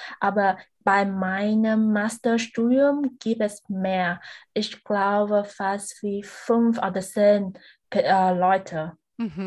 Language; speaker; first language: German; non-native, learner; Vietnamese